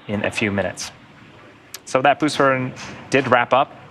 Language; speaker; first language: English; native; English